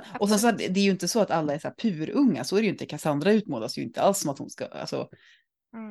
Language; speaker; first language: Swedish; native; Swedish